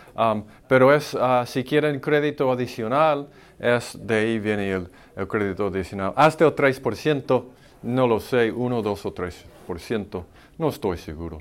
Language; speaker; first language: Spanish; non-native, fluent; English